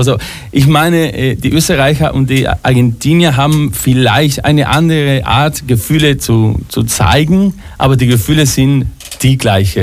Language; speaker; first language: German; non-native, fluent; Spanish